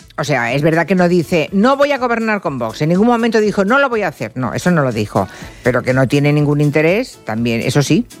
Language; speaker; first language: Spanish; native; Spanish